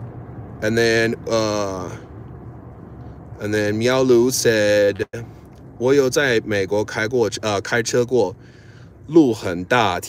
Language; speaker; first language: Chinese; non-native, fluent; English